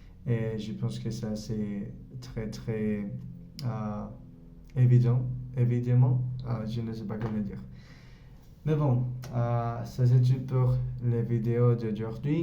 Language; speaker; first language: French; non-native, learner; Spanish